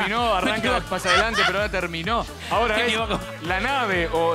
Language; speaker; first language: Spanish; native; Spanish